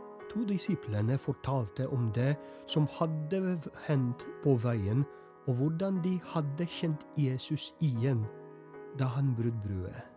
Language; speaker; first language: Norwegian; non-native, fluent; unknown